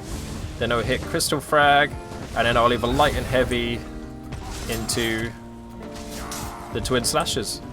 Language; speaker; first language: English; native; English